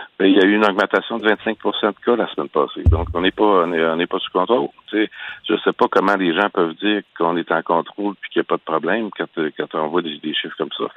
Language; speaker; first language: French; native; French